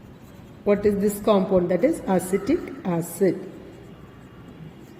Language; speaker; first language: English; non-native, local second language; Tamil